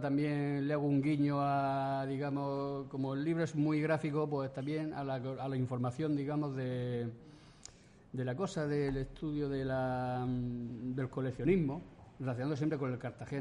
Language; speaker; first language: Spanish; native; Spanish